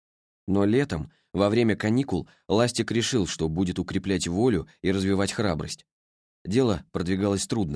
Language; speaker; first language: Russian; native; Russian